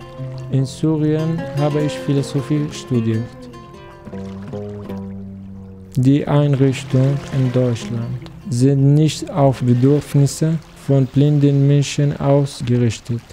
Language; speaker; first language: German; non-native, learner; Arabic